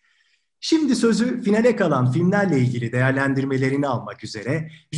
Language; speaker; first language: Turkish; native; Turkish